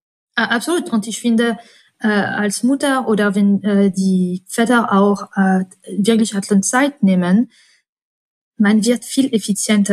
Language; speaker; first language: German; non-native, fluent; French